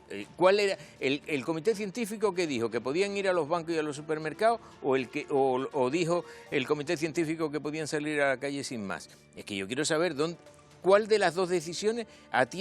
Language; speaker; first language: Spanish; native; Spanish